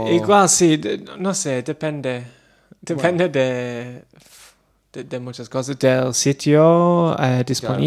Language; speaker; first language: Spanish; non-native, learner; English